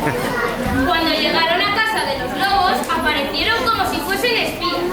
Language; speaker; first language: Spanish; native; Spanish